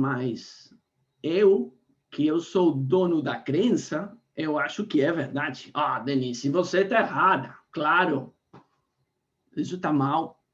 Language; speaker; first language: Portuguese; non-native, fluent; Spanish